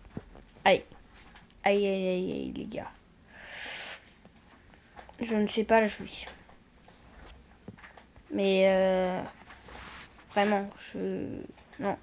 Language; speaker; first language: French; native; French